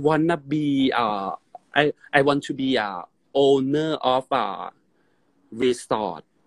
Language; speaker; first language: English; non-native, learner; Thai